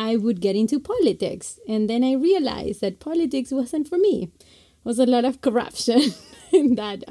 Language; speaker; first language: English; non-native, fluent; Spanish